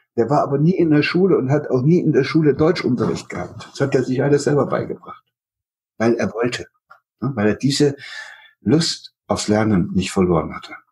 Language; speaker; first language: German; native; German